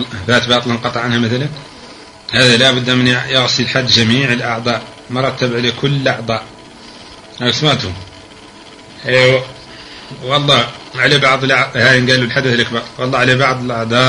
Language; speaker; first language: Arabic; native; Arabic